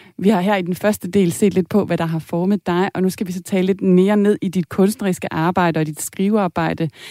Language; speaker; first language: Danish; native; Danish